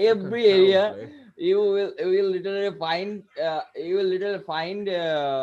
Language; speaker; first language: English; non-native, local second language; Bangla